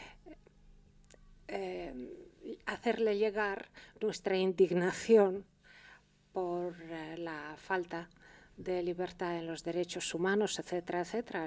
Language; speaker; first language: Spanish; early bilingual, heritage; Spanish